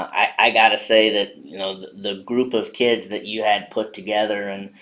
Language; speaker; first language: English; native; English